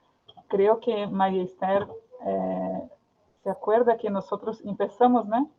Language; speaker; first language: Spanish; non-native, fluent; Portuguese